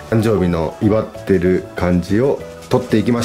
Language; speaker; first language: Japanese; native; Japanese